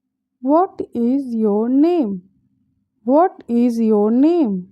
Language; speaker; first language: English; non-native, fluent; Hindi